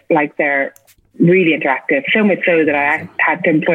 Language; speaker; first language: English; native; English